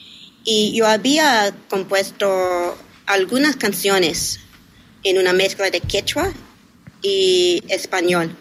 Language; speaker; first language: Spanish; early bilingual, heritage; English